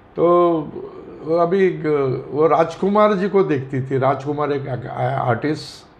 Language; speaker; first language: Hindi; non-native, local second language; Marathi